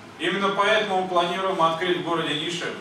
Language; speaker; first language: Russian; native; Russian